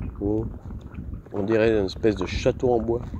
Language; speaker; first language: French; native; French